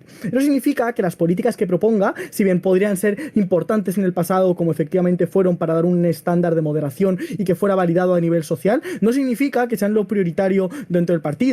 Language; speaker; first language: Spanish; native; Spanish